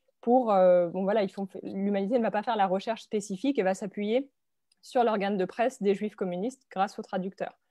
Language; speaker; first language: French; native; French